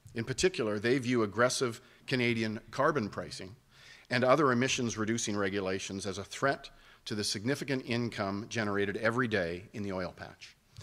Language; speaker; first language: English; native; English